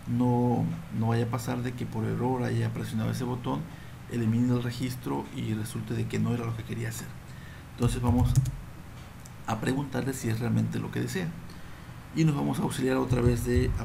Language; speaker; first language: Spanish; native; Spanish